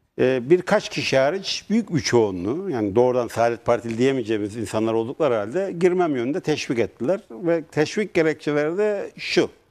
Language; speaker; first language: Turkish; native; Turkish